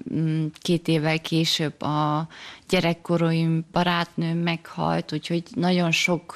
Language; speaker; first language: Hungarian; early bilingual, heritage; German